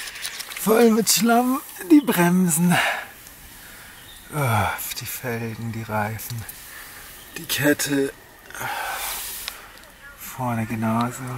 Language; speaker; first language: German; native; German